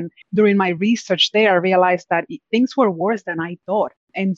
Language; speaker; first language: English; non-native, fluent; Spanish